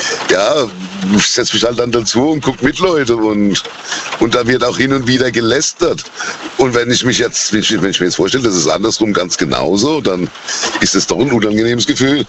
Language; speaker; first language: German; native; German